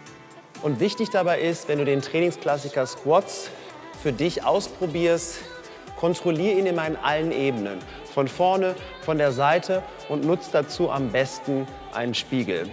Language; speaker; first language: German; native; German